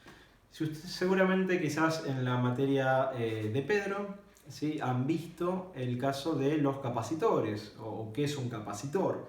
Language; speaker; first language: Spanish; native; Spanish